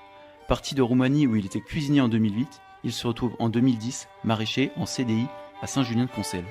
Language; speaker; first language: French; native; French